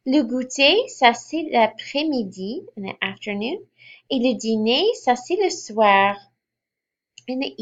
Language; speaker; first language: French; non-native, fluent; English